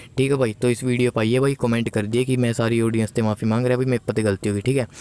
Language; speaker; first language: Hindi; native; Hindi